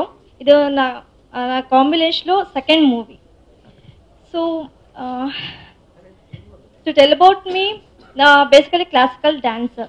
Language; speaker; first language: Telugu; non-native, learner; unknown